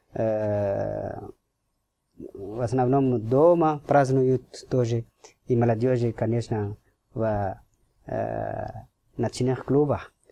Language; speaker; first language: Russian; non-native, fluent; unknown